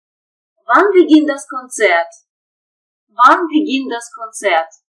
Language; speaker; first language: German; non-native, fluent; Russian